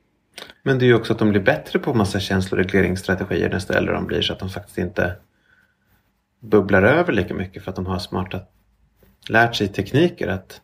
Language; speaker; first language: Swedish; native; Swedish